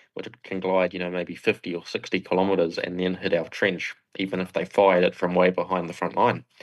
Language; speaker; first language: English; native; English